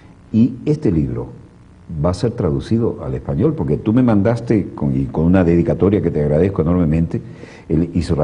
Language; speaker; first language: Spanish; native; Spanish